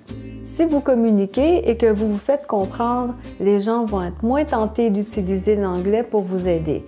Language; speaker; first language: French; native; French